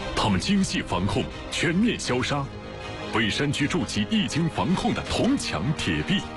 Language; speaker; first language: Chinese; native; Chinese